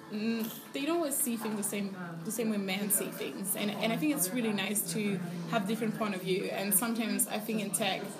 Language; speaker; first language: English; non-native, fluent; French